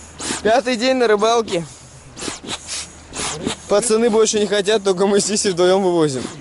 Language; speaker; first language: Russian; native; Russian